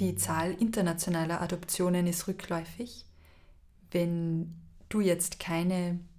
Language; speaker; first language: German; native; German